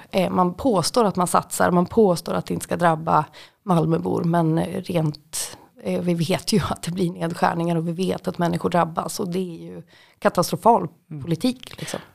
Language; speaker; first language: Swedish; native; Swedish